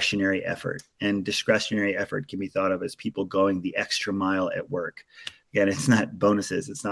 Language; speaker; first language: English; native; English